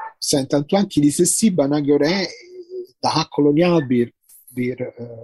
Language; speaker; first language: Turkish; non-native, fluent; Italian